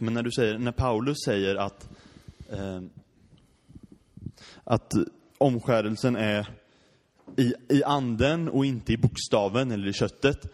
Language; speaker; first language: Swedish; native; Swedish